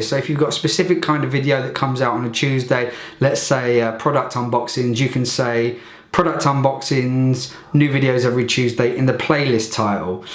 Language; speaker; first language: English; native; English